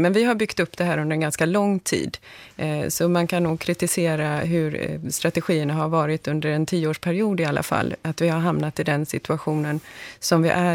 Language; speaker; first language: Swedish; native; Swedish